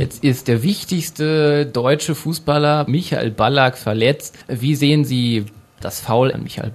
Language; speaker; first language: German; native; German